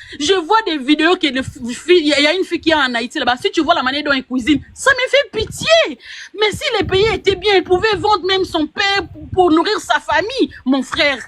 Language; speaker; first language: French; non-native, local second language; Lingala